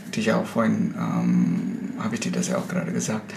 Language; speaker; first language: German; non-native, fluent; Indonesian